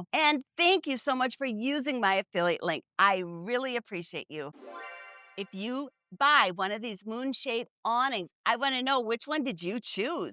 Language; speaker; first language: English; native; English